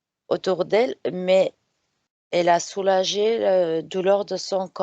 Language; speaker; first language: French; non-native, fluent; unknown